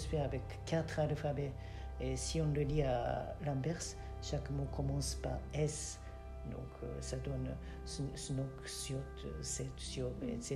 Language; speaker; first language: French; non-native, fluent; Japanese